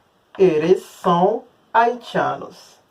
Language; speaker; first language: Portuguese; non-native, learner; Haitian Creole